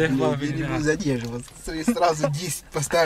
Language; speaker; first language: Russian; non-native, learner; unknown